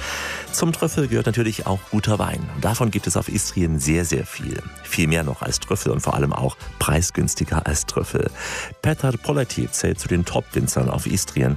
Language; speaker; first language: German; native; German